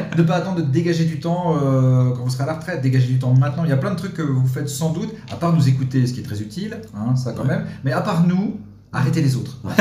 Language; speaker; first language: French; native; French